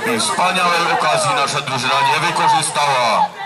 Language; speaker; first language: Polish; native; Polish